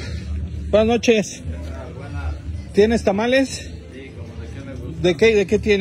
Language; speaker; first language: Spanish; native; Spanish